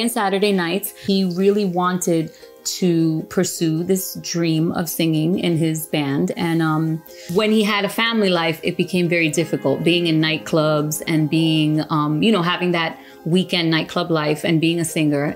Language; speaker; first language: English; early bilingual, other home language; Spanish